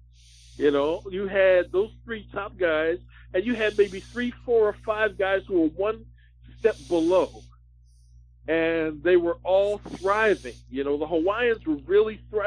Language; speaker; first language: English; native; English